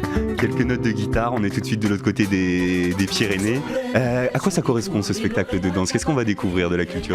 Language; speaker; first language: French; native; French